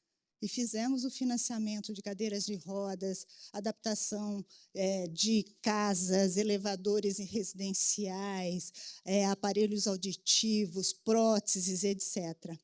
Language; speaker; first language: Portuguese; native; Portuguese